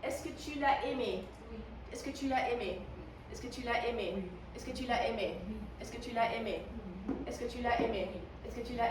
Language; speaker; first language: French; non-native, fluent; Spanish